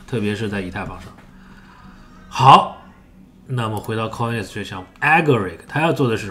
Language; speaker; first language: Chinese; native; Chinese